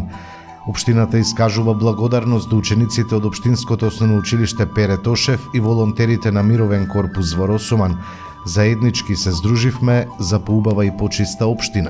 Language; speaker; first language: Macedonian; native; Macedonian